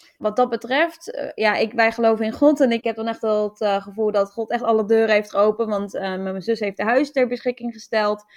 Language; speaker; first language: Dutch; native; Dutch